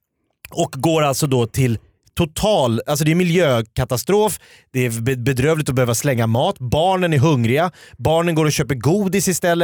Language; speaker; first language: Swedish; native; Swedish